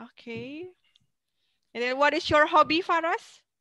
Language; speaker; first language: English; non-native, fluent; Indonesian